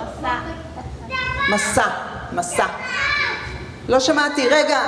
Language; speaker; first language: Hebrew; native; Hebrew